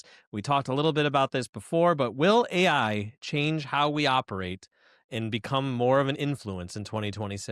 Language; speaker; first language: English; native; English